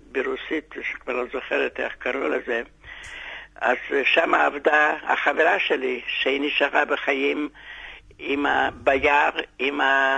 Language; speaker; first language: Hebrew; non-native, fluent; Yiddish